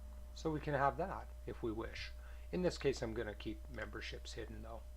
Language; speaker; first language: English; native; English